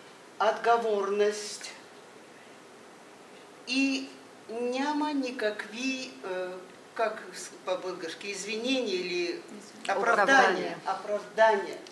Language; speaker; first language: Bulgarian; non-native, learner; Russian